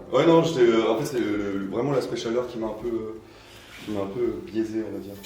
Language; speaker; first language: French; native; French